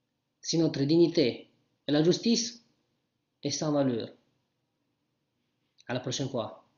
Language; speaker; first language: French; non-native, learner; Italian